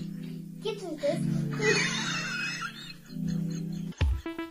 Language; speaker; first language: German; early bilingual, other home language; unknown